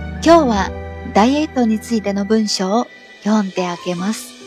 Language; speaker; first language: Japanese; non-native, fluent; Chinese